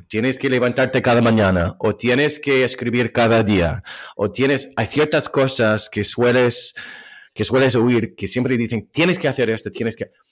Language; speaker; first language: Spanish; non-native, fluent; English